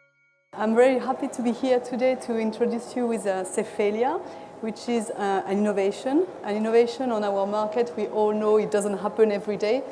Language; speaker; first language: English; non-native, fluent; French